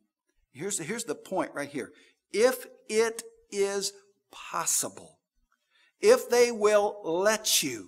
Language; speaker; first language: English; native; English